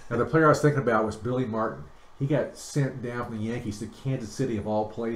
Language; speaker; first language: English; native; English